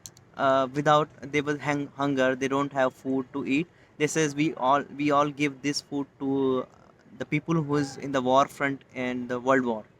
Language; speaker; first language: English; non-native, local second language; Hindi